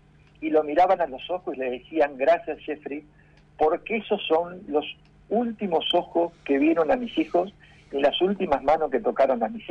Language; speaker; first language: Spanish; native; Spanish